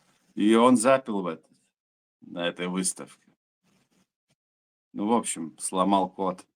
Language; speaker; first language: Russian; native; Russian